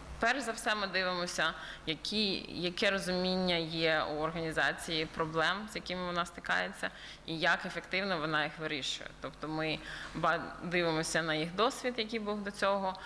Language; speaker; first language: Ukrainian; early bilingual, heritage; Ukrainian